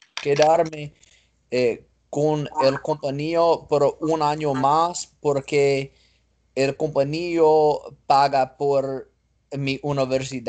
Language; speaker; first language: Spanish; non-native, learner; English